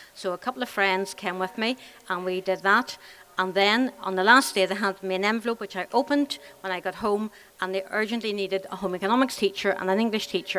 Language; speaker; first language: English; native; English